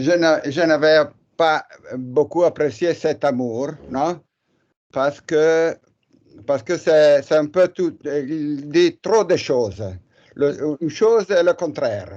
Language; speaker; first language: French; non-native, learner; Italian